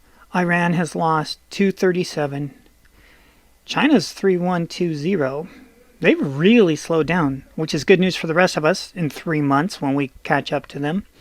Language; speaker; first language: English; native; English